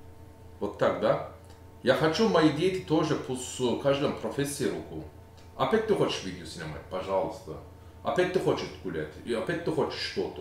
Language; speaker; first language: Russian; non-native, learner; Turkish